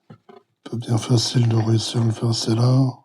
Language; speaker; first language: French; native; French